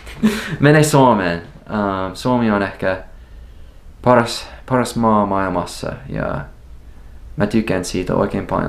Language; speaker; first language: Finnish; non-native, fluent; English